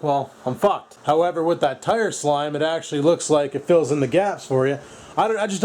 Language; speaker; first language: English; native; English